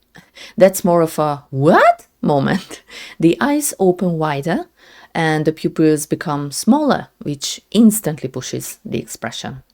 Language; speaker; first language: English; non-native, fluent; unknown